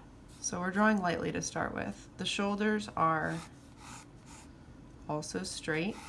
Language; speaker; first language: English; native; English